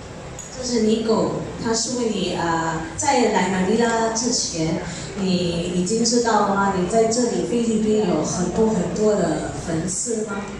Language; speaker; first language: Chinese; early bilingual, heritage; Chinese